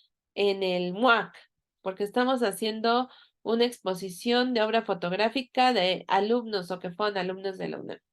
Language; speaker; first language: Spanish; native; Spanish